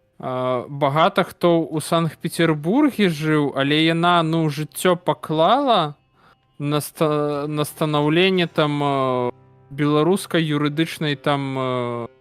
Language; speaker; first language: Belarusian; non-native, local second language; Russian